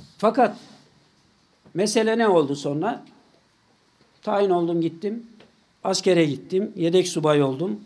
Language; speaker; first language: Turkish; native; Turkish